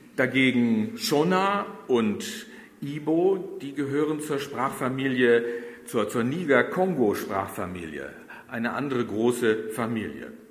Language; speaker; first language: German; native; German